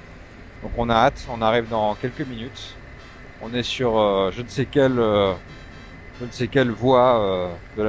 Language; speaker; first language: French; native; French